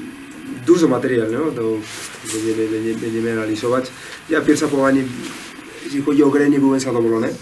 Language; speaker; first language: Polish; non-native, learner; Spanish